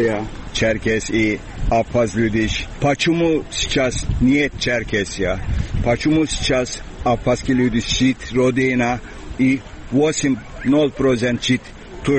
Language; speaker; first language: Russian; non-native, learner; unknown